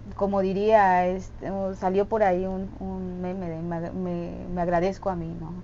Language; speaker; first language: Spanish; non-native, local second language; Tzeltal